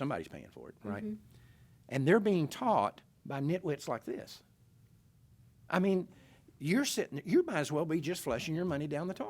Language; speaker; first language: English; native; English